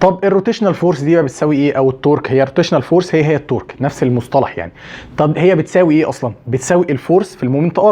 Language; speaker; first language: Arabic; native; Arabic